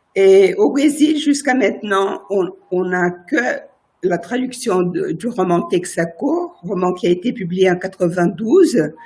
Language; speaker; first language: French; non-native, fluent; Portuguese